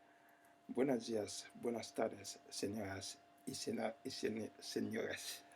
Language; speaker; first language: Spanish; non-native, learner; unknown